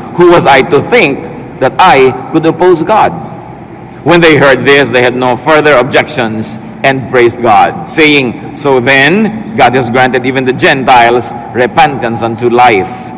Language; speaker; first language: English; non-native, local second language; Filipino